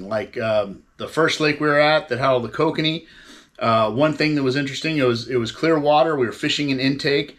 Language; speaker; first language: English; native; English